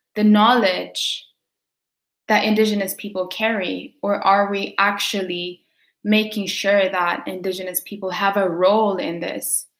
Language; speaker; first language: English; early bilingual, other home language; Quechua